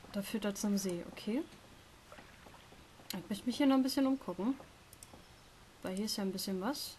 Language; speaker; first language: German; native; German